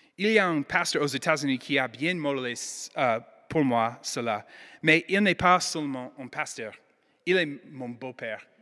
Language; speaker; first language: French; non-native, fluent; English